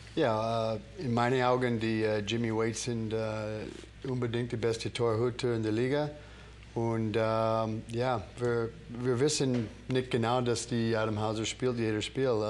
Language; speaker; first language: German; non-native, learner; English